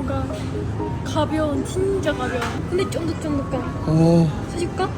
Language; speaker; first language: Korean; non-native, fluent; Japanese